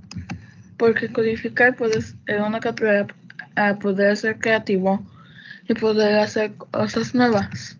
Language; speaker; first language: Spanish; early bilingual, heritage; Spanish